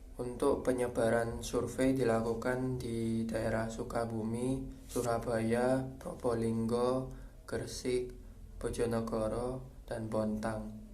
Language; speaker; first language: Indonesian; native; Indonesian